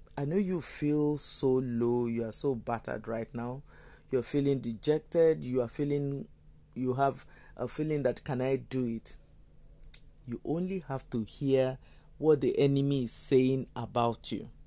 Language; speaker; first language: English; non-native, local second language; Yoruba